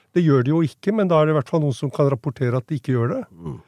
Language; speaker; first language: Norwegian; native; Norwegian